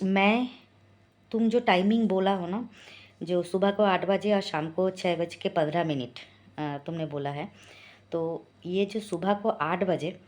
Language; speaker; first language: Hindi; non-native, local second language; Bangla